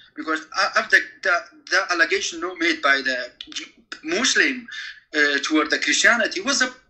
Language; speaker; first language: English; non-native, fluent; Kurdish